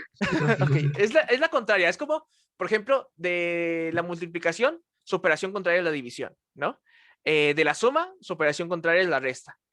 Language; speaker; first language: Spanish; native; Spanish